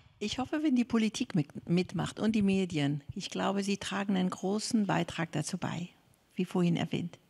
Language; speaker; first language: German; non-native, fluent; Persian